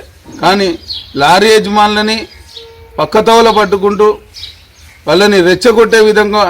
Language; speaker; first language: Telugu; native; Telugu